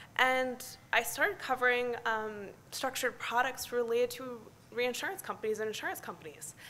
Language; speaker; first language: English; native; English